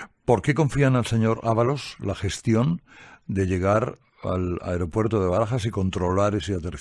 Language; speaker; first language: Spanish; native; Spanish